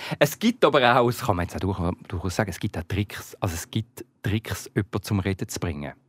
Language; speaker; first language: German; native; German